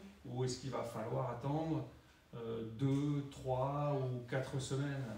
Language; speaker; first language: French; native; French